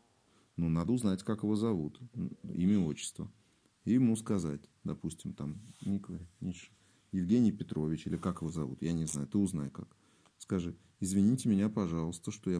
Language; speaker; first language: Russian; native; Russian